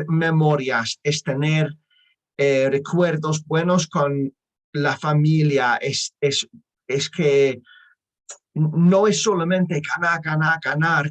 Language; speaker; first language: Spanish; non-native, learner; English